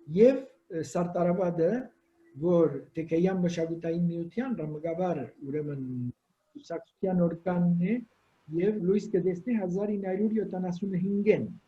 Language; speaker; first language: Armenian; early bilingual, heritage; Armenian